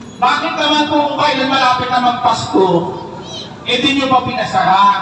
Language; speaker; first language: Filipino; native; Filipino